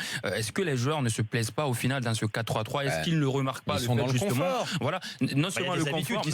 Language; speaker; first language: French; native; French